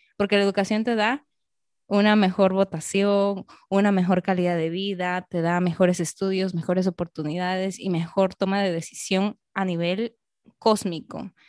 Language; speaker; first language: Spanish; native; Spanish